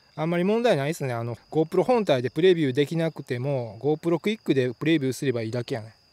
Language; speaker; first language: Japanese; native; Japanese